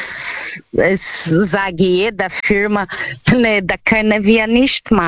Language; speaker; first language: German; non-native, learner; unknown